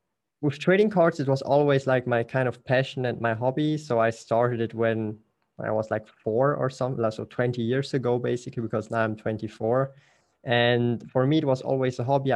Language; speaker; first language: English; non-native, fluent; Swiss German